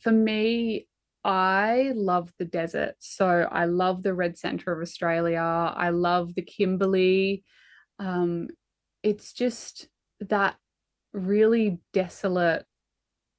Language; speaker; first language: English; native; English